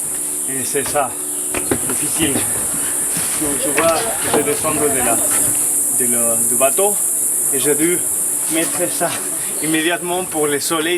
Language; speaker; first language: French; non-native, learner; Spanish